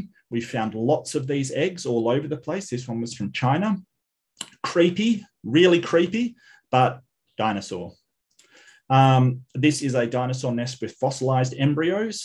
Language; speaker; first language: English; native; English